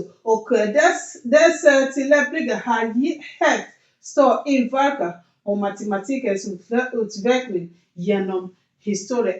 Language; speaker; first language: Swedish; non-native, learner; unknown